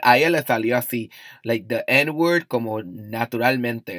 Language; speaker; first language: Spanish; early bilingual, heritage; Spanish